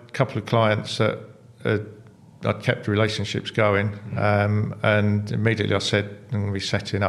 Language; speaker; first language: English; native; English